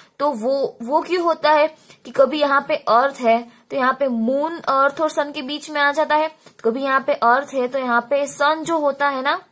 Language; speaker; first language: Hindi; non-native, local second language; Gujarati